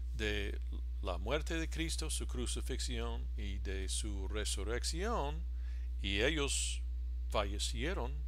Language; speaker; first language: Spanish; non-native, fluent; English